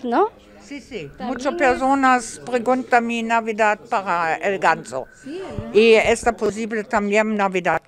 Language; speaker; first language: Spanish; non-native, learner; German